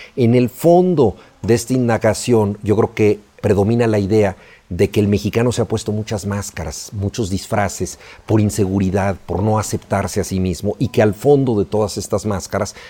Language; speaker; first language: Spanish; native; Spanish